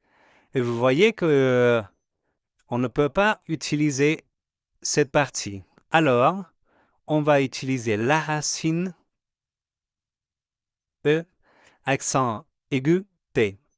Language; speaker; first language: French; non-native, fluent; Spanish